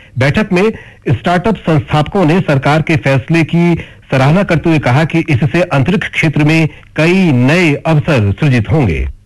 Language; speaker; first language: Hindi; native; Hindi